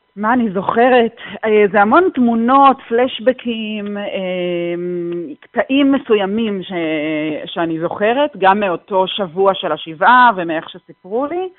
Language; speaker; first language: Hebrew; native; Hebrew